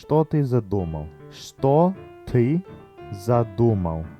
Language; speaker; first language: Russian; non-native, learner; English